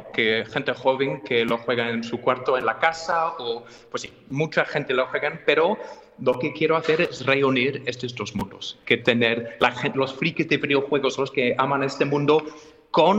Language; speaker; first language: Spanish; non-native, fluent; English